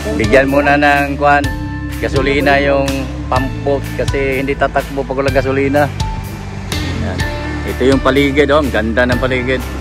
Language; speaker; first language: Filipino; non-native, local second language; Cebuano